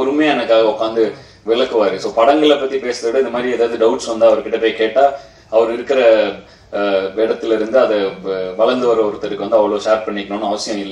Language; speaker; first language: Tamil; native; Tamil